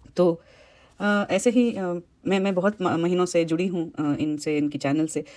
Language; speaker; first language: Hindi; non-native, local second language; Tamil